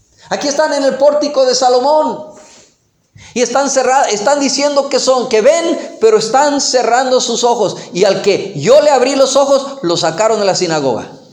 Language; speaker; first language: Spanish; non-native, fluent; English